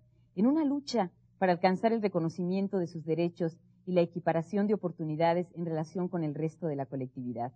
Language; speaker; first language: Spanish; native; Spanish